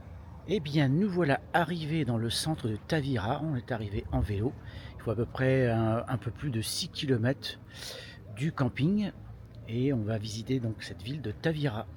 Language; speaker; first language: French; native; French